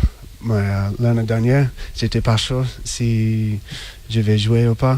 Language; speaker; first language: French; non-native, learner; English